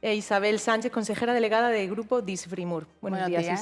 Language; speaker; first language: Spanish; native; Spanish